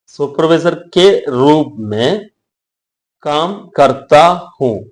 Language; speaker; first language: Hindi; non-native, local second language; Tamil